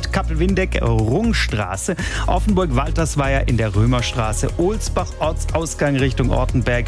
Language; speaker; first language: German; native; German